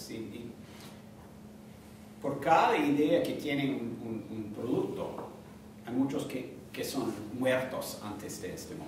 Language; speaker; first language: Spanish; non-native, fluent; English